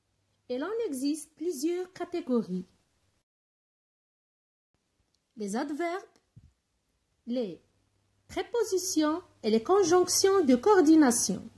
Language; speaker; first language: French; non-native, local second language; Arabic